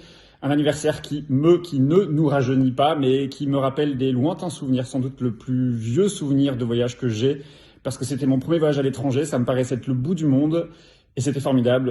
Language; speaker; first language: French; native; French